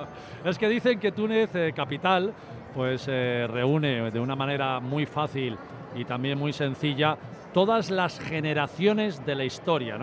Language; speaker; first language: Spanish; native; Spanish